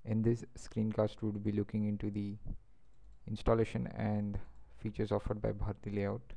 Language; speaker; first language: English; non-native, local second language; Marathi